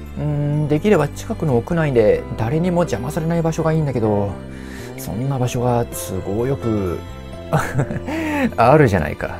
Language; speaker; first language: Japanese; native; Japanese